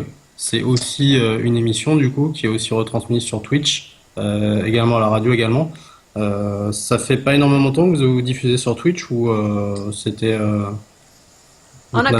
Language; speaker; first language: French; native; French